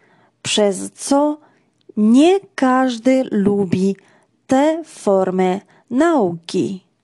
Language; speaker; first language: Polish; non-native, fluent; Georgian